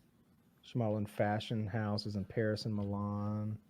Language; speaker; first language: English; native; English